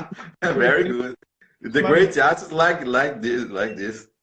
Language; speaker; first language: English; non-native, learner; Portuguese